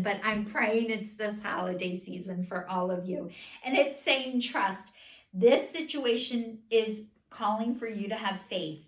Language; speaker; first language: English; native; English